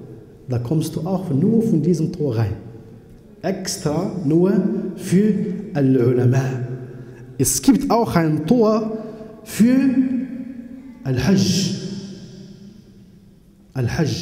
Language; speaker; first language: German; non-native, fluent; Arabic